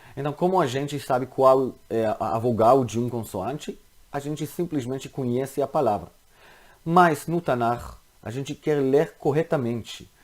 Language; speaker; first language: Portuguese; non-native, fluent; Hebrew